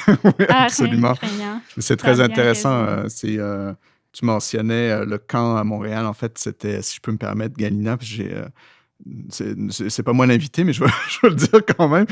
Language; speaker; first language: French; native; French